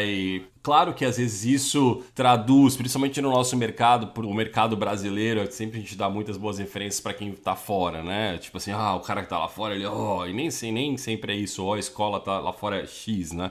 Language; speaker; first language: Portuguese; native; Portuguese